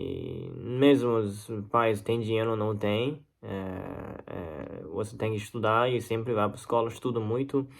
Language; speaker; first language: Portuguese; non-native, learner; Chinese